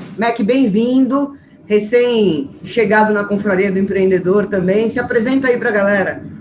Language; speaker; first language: Portuguese; native; Portuguese